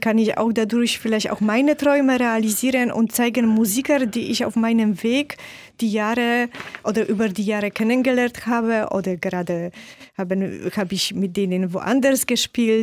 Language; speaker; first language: German; non-native, fluent; Polish